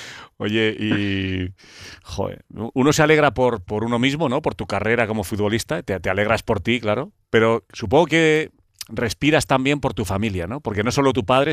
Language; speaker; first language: Spanish; native; Spanish